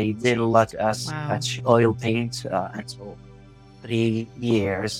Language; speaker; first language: English; non-native, learner; Arabic